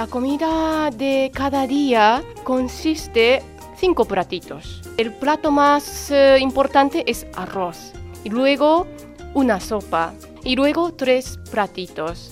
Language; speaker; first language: Spanish; non-native, fluent; Japanese